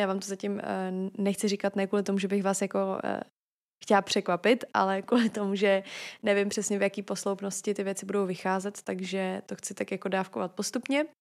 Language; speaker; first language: Czech; native; Czech